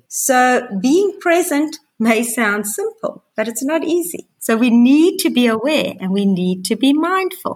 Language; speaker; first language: English; native; English